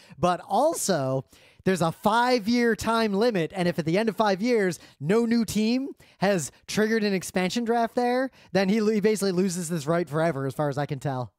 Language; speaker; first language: English; native; English